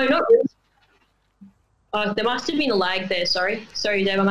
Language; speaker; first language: English; native; English